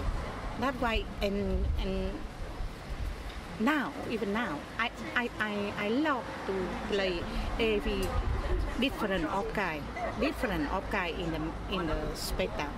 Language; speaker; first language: English; non-native, learner; Vietnamese